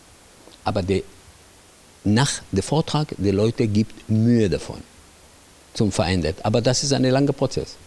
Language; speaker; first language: German; non-native, fluent; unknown